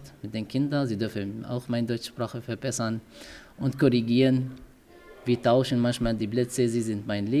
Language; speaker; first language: German; non-native, learner; Arabic